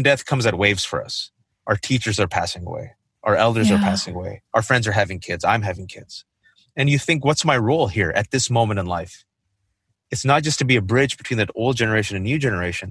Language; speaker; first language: English; native; English